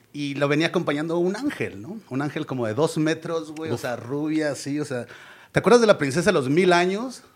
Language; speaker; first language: Spanish; native; Spanish